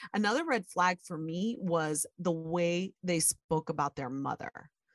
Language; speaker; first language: English; early bilingual, other home language; Spanish